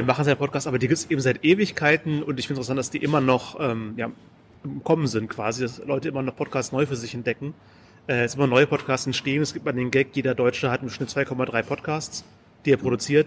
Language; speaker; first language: German; native; German